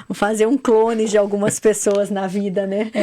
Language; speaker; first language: Portuguese; native; Portuguese